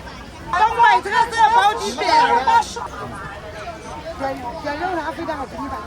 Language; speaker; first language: Chinese; native; Chinese